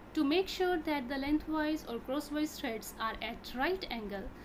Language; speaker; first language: English; non-native, local second language; Punjabi